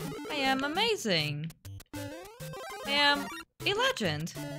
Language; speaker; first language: English; non-native, fluent; Portuguese